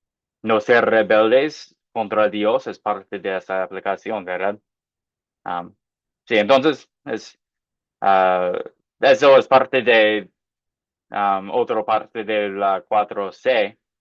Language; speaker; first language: Spanish; non-native, fluent; English